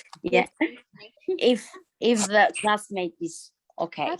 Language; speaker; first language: English; non-native, learner; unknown